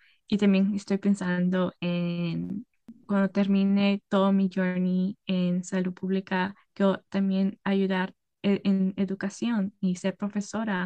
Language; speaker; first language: Spanish; early bilingual, heritage; Spanish